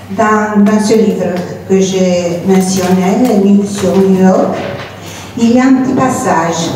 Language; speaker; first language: French; non-native, fluent; Romanian